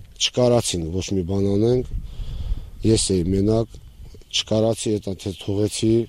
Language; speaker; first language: Armenian; native; Armenian